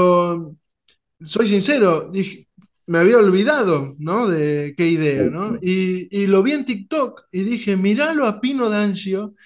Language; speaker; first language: Spanish; native; Spanish